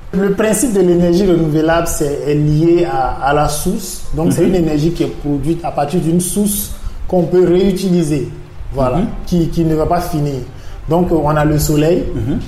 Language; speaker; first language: French; non-native, local second language; Mossi